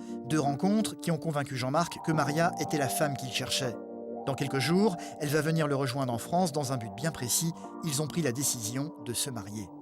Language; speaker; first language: French; native; French